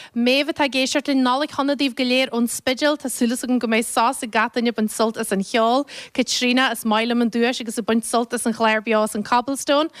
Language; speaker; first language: Irish; native; Irish